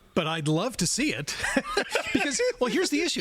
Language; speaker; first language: English; native; English